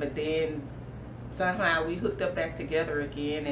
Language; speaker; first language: English; native; English